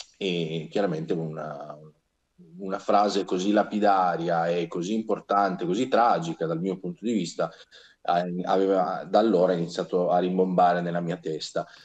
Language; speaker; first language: Italian; native; Italian